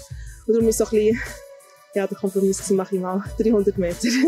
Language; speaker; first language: German; native; German